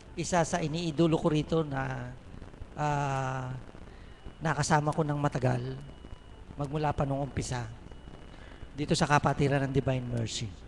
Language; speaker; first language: Filipino; native; Filipino